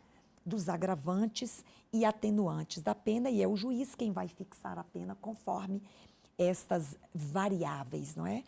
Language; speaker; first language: Portuguese; native; Portuguese